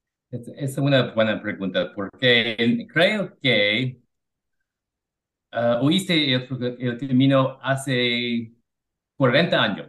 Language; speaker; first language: Spanish; non-native, learner; English